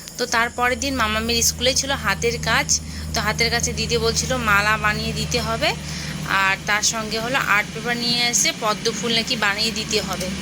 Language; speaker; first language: Bangla; non-native, local second language; Rangpuri